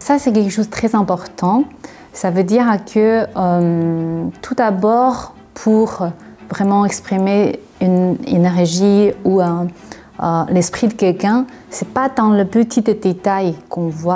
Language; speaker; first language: French; non-native, fluent; Chinese